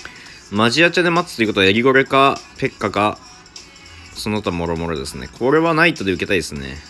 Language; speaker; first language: Japanese; native; Japanese